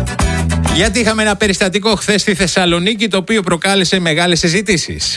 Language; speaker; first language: Greek; native; Greek